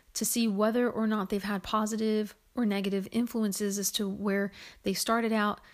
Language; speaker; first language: English; native; English